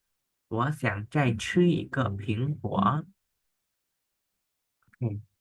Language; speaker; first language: Chinese; non-native, fluent; Khmer